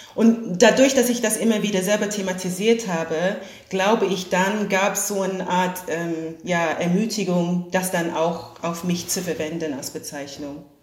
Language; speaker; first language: German; non-native, fluent; English